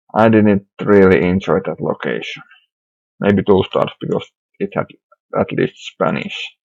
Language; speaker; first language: English; non-native, fluent; Finnish